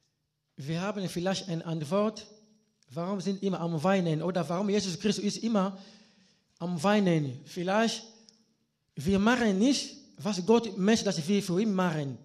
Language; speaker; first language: German; non-native, learner; Lingala